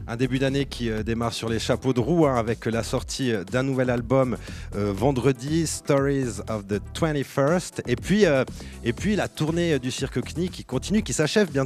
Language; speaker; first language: French; native; French